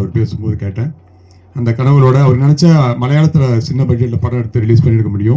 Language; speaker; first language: Tamil; native; Tamil